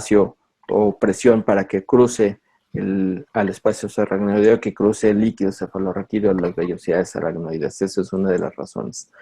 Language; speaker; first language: Spanish; native; Spanish